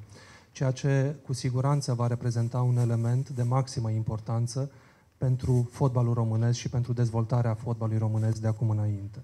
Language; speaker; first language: Romanian; native; Romanian